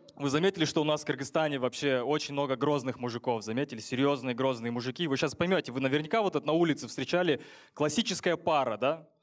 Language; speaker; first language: Russian; native; Russian